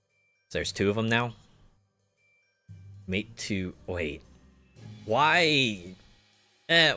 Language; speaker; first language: English; native; English